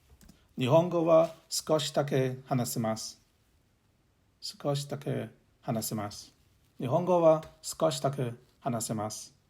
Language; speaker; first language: Japanese; non-native, learner; English